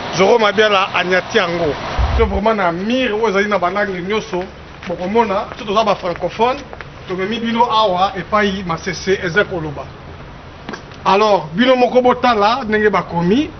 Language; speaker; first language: Lingala; non-native, local second language; Kongo